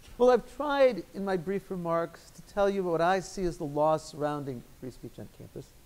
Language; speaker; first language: English; native; English